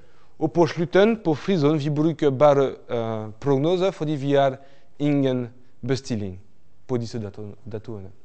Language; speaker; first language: Norwegian; non-native, learner; French